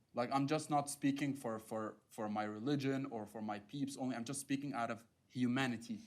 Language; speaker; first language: English; non-native, fluent; Arabic